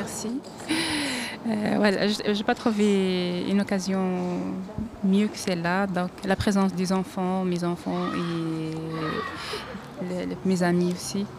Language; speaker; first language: French; non-native, learner; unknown